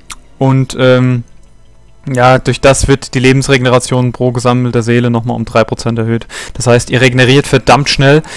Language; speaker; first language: German; native; German